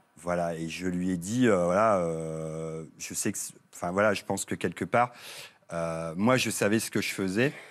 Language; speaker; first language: French; native; French